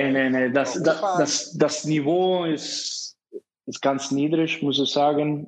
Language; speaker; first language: German; non-native, fluent; Spanish